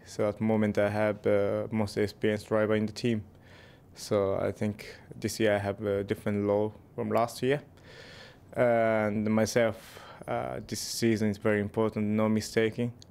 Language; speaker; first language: English; non-native, learner; Japanese